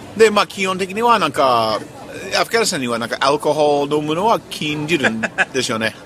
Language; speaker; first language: Japanese; non-native, fluent; English